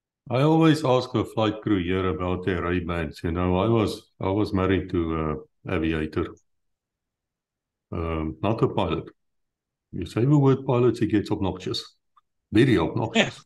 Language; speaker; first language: English; non-native, local second language; Afrikaans